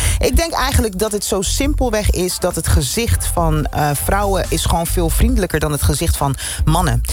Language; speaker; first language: Dutch; native; Dutch